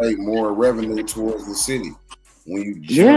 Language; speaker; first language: English; native; English